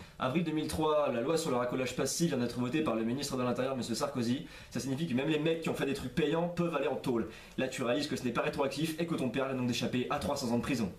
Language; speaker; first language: French; native; French